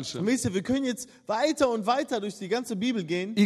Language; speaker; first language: German; non-native, fluent; Russian